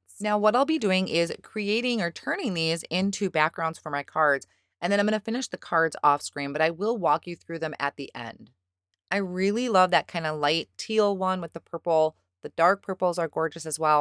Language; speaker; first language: English; native; English